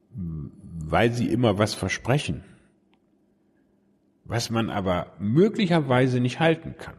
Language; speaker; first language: German; native; German